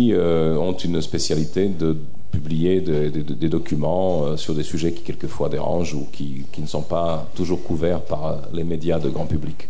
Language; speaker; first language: French; early bilingual, other home language; Serbian